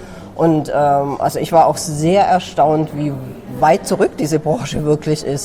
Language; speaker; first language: German; native; German